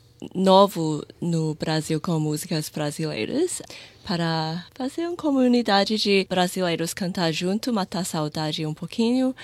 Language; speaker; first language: Portuguese; non-native, fluent; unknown